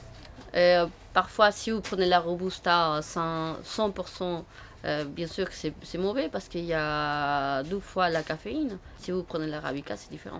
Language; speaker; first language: French; non-native, fluent; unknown